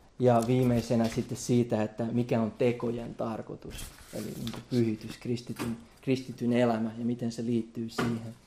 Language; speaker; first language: Finnish; non-native, local second language; Swedish